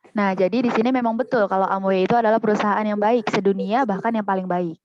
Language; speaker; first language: Indonesian; native; Indonesian